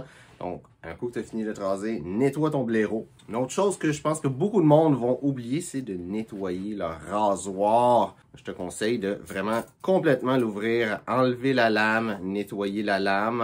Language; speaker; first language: French; native; French